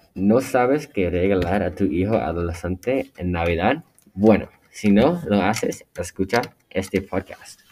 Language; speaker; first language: Spanish; non-native, learner; English